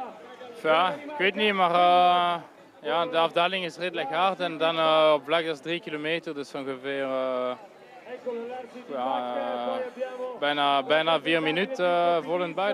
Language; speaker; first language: Dutch; non-native, local second language; French